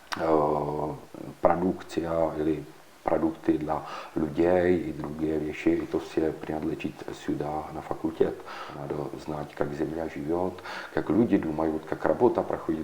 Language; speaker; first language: Russian; non-native, learner; Czech